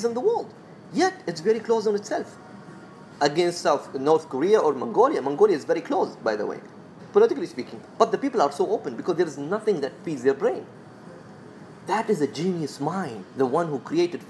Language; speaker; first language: English; non-native, fluent; Arabic